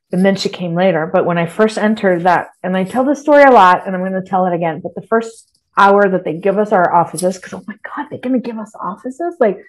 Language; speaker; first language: English; early bilingual, other home language; Spanish